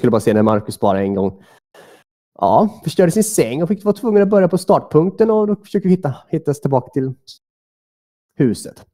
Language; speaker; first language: Swedish; native; Swedish